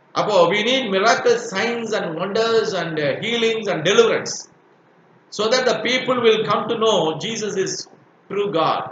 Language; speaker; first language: English; non-native, local second language; Tamil